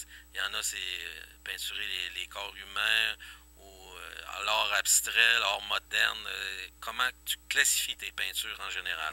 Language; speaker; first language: French; native; French